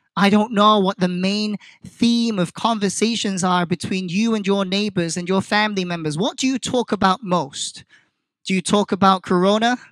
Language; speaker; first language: English; non-native, fluent; Korean